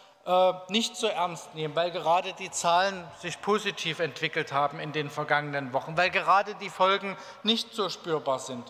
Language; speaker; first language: German; native; German